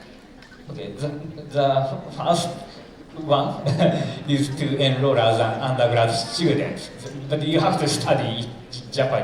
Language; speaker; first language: English; non-native, fluent; Japanese